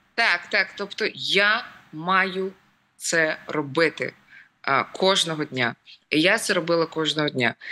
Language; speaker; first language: Ukrainian; native; Ukrainian